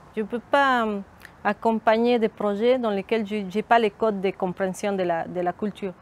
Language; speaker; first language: French; non-native, fluent; Spanish